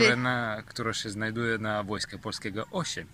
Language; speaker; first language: Polish; non-native, learner; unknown